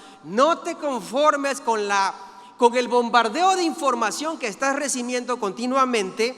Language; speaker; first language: Spanish; native; Spanish